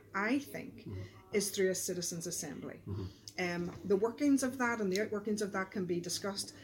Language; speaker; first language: English; native; English